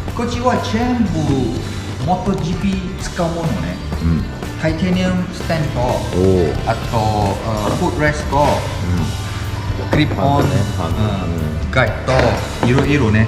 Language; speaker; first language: Japanese; non-native, learner; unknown